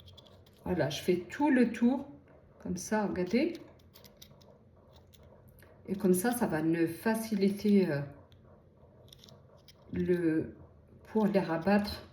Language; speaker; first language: French; native; French